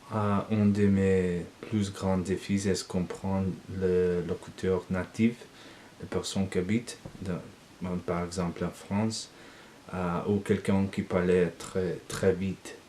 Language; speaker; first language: French; non-native, learner; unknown